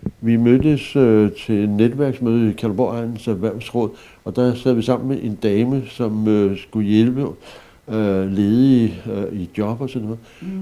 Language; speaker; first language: Danish; native; Danish